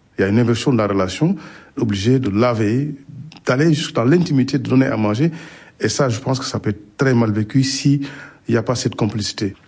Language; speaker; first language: French; non-native, local second language; Wolof